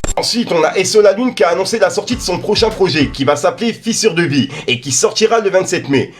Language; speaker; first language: French; native; French